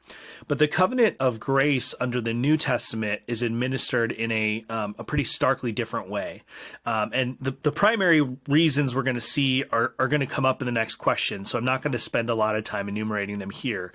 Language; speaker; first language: English; native; English